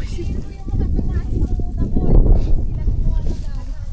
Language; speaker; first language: Filipino; native; Filipino